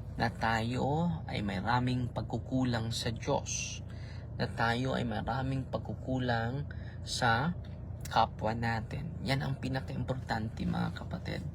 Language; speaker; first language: Filipino; non-native, local second language; Cebuano